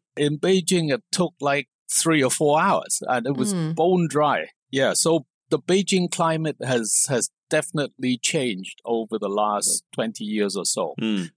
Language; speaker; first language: English; non-native, local second language; Cantonese